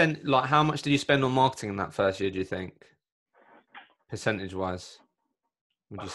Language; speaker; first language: English; native; English